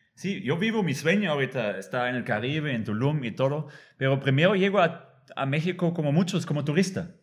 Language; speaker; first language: Spanish; non-native, fluent; German